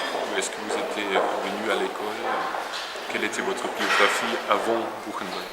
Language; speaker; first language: French; non-native, fluent; German